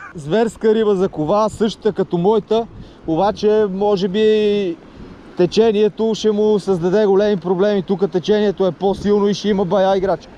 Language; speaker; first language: Bulgarian; native; Bulgarian